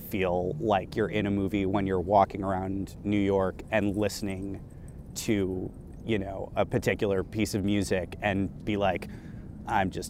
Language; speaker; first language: English; native; English